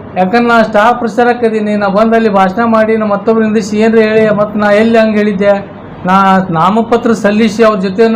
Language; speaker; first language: Kannada; native; Kannada